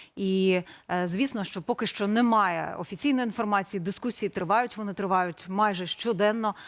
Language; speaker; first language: Ukrainian; native; Ukrainian